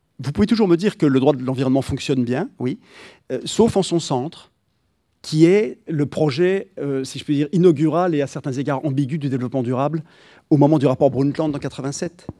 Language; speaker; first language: French; native; French